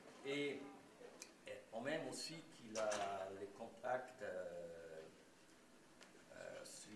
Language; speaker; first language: French; non-native, local second language; German